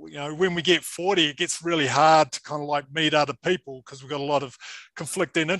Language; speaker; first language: English; native; English